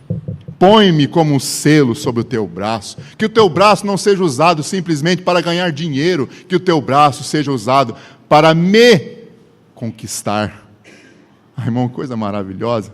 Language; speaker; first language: Portuguese; native; Portuguese